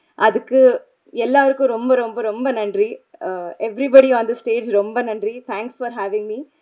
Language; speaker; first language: Tamil; non-native, learner; Telugu